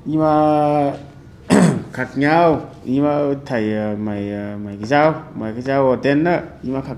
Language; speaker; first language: Vietnamese; non-native, learner; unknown